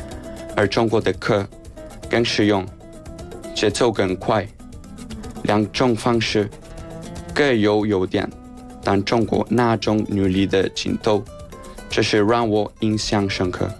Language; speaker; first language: Chinese; non-native, fluent; Spanish